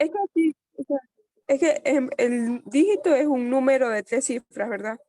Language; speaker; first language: Spanish; native; Spanish